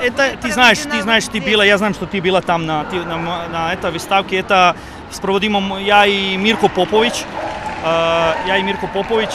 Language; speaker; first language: Russian; non-native, learner; Serbian